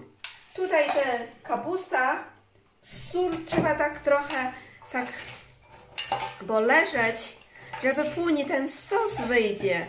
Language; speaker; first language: Polish; non-native, learner; Chinese